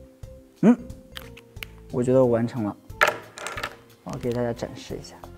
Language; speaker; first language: Chinese; native; Chinese